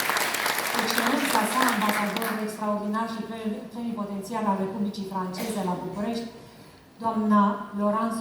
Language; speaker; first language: Romanian; native; Romanian